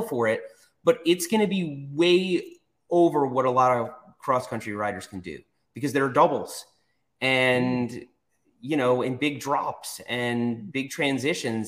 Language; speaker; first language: English; native; English